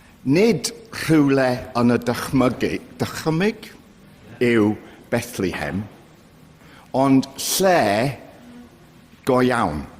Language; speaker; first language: Welsh; non-native, fluent; English